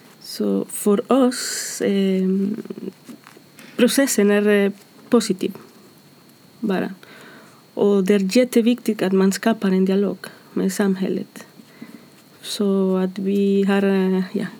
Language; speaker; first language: Swedish; non-native, fluent; Spanish